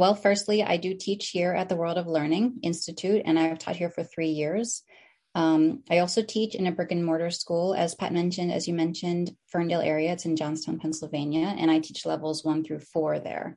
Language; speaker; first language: English; early bilingual, other home language; Filipino